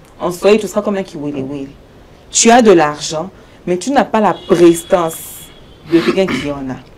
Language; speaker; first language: French; non-native, local second language; Lingala